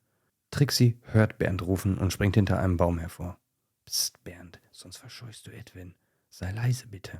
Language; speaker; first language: German; native; German